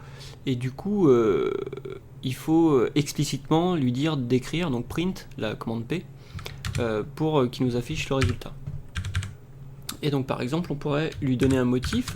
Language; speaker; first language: French; native; French